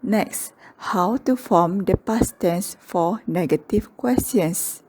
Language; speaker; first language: English; non-native, local second language; Malay